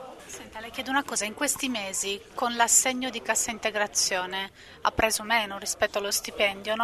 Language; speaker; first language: Italian; native; Italian